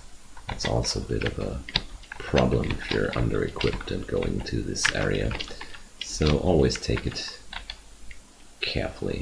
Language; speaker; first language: English; non-native, fluent; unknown